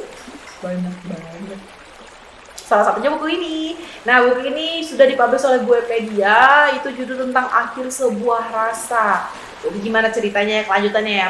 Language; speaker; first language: Indonesian; native; Indonesian